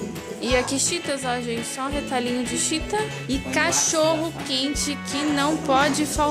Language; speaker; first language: Portuguese; native; Portuguese